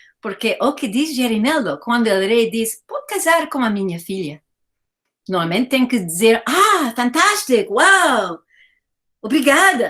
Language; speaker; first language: Portuguese; non-native, fluent; English